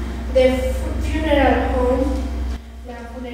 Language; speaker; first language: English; non-native, learner; Spanish